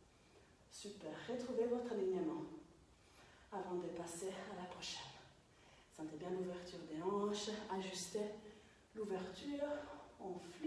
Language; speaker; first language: French; non-native, fluent; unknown